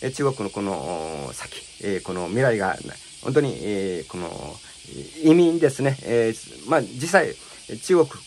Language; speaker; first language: Japanese; non-native, fluent; Chinese